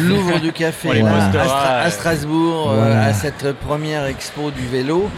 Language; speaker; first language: French; native; French